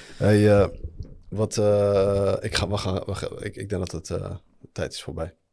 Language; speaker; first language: Dutch; early bilingual, other home language; Arabic